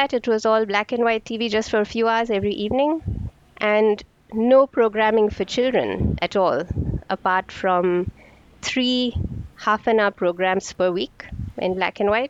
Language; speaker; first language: English; non-native, local second language; Marathi